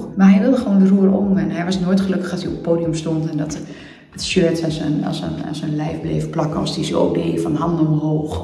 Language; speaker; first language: Dutch; native; Dutch